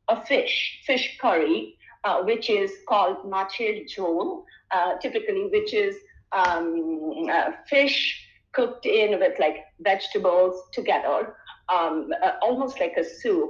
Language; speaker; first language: English; non-native, local second language; Bangla